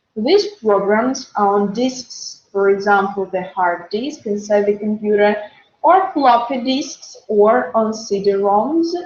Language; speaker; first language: English; non-native, fluent; Russian